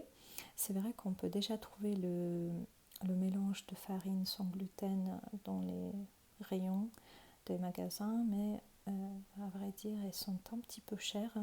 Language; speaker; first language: French; non-native, fluent; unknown